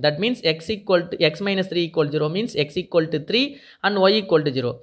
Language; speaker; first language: English; non-native, local second language; Tamil